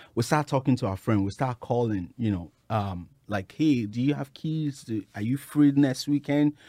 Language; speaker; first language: English; non-native, local second language; Yoruba